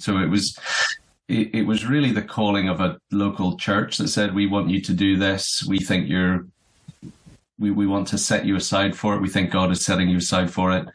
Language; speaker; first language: English; native; English